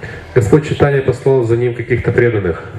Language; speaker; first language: Russian; native; Russian